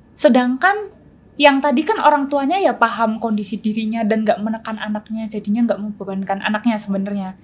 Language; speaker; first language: Indonesian; native; Indonesian